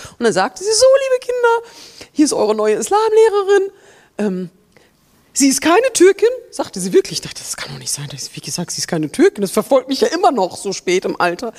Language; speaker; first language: German; native; German